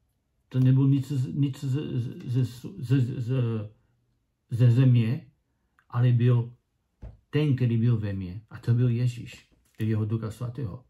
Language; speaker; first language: Czech; non-native, learner; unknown